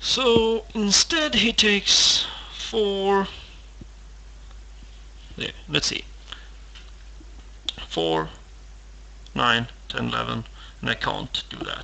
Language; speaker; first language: English; non-native, fluent; Swedish